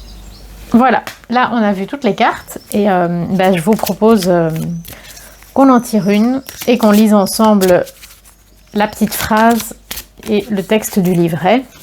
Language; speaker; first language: French; native; French